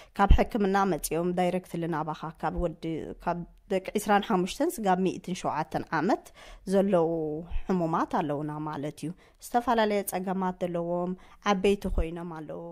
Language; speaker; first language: Tigrinya; native; Tigrinya